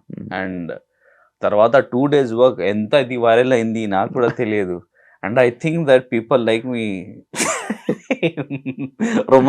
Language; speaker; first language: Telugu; non-native, local second language; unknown